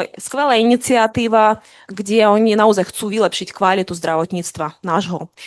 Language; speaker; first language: Slovak; non-native, fluent; Ukrainian